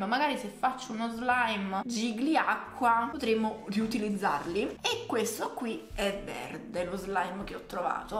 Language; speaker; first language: Italian; native; Italian